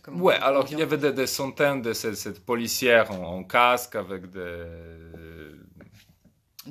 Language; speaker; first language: French; non-native, fluent; Polish